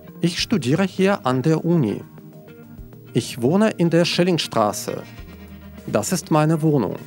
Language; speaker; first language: German; non-native, fluent; Russian